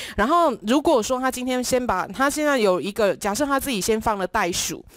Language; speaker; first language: Chinese; native; Chinese